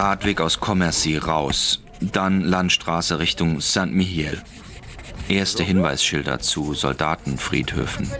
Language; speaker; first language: German; native; German